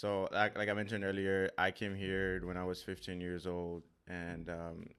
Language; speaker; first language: English; non-native, fluent; Haitian Creole